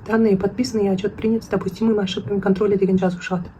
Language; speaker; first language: Russian; non-native, local second language; Kazakh